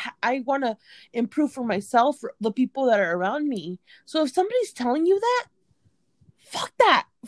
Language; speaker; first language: English; early bilingual, other home language; Spanish